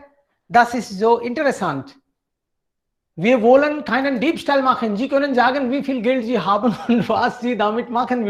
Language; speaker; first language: German; non-native, fluent; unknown